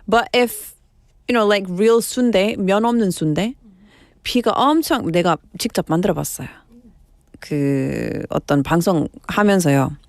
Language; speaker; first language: Korean; non-native, learner; English